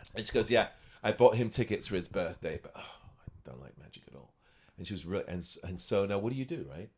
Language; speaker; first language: English; native; English